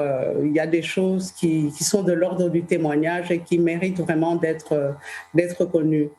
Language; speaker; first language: French; early bilingual, other home language; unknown